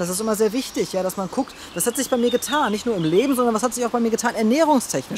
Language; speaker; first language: German; native; German